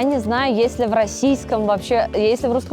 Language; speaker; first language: Russian; native; Russian